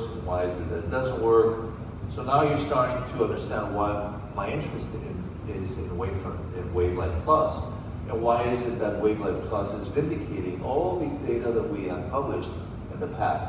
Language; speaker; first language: English; non-native, fluent; Greek